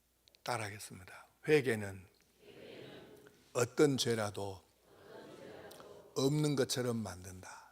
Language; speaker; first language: Korean; native; Korean